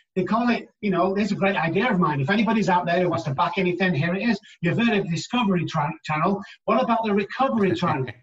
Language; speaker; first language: English; native; English